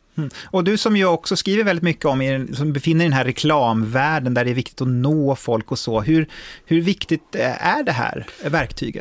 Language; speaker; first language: Swedish; native; Swedish